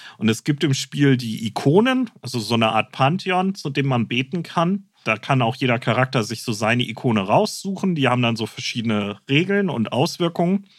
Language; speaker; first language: German; native; German